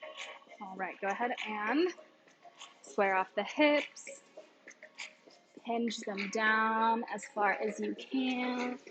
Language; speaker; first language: English; native; English